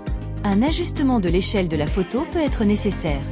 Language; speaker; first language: French; native; French